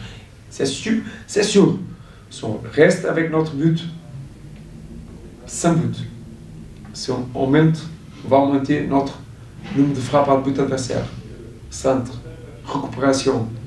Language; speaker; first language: French; non-native, fluent; Portuguese